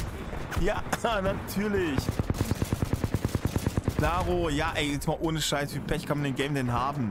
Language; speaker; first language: German; native; German